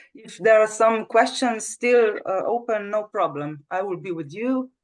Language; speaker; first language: English; non-native, fluent; Slovenian